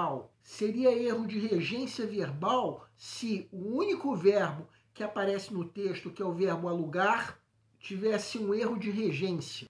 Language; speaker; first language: Portuguese; native; Portuguese